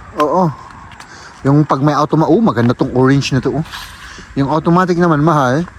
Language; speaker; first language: Filipino; native; Filipino